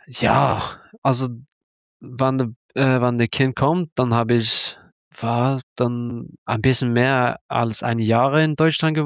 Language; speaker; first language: German; non-native, learner; Norwegian